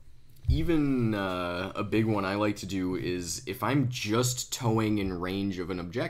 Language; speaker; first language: English; native; English